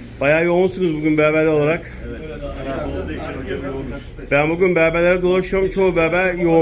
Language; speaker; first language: Turkish; native; Turkish